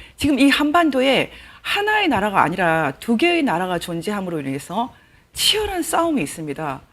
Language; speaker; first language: Korean; native; Korean